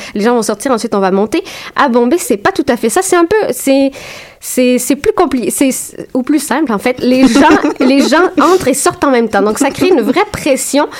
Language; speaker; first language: French; native; French